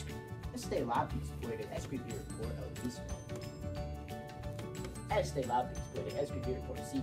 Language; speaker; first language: Spanish; non-native, learner; English